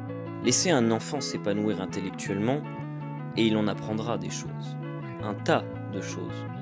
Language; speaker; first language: French; native; French